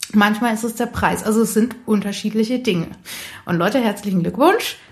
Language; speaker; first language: German; early bilingual, other home language; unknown